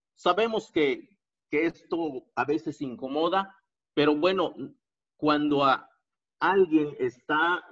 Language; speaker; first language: Spanish; native; Spanish